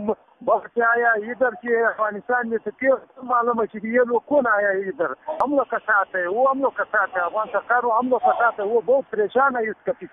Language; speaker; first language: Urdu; non-native, fluent; Pashto